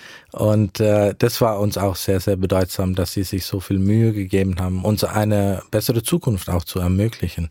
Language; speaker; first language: German; early bilingual, heritage; German